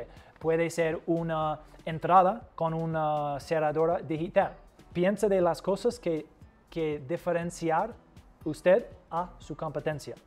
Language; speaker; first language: Spanish; non-native, fluent; English